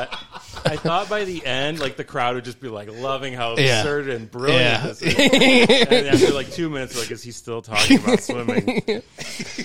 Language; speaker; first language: English; native; English